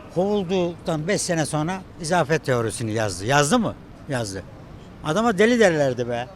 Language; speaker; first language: Turkish; native; Turkish